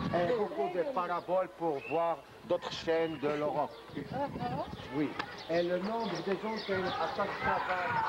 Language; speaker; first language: French; non-native, local second language; Arabic